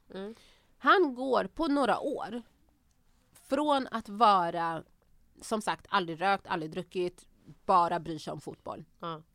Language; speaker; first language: Swedish; early bilingual, other home language; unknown